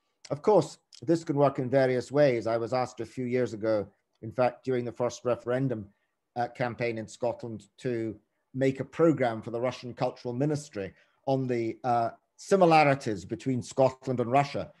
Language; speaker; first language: English; native; English